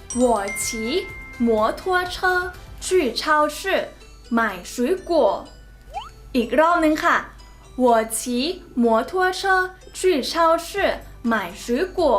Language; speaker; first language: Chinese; non-native, fluent; Thai